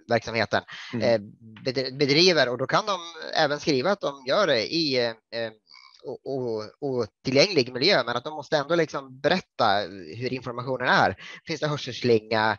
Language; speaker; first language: Swedish; native; Swedish